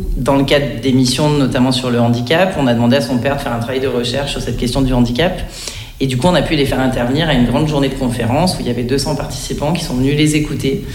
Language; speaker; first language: French; native; French